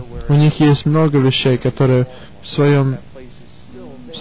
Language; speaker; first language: Russian; early bilingual, heritage; Russian